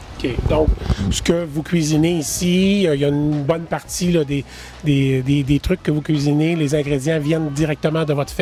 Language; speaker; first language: French; native; French